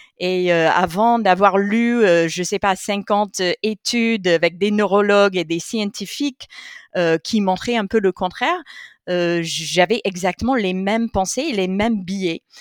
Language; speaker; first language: French; non-native, fluent; English